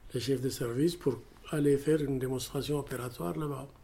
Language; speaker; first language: French; non-native, fluent; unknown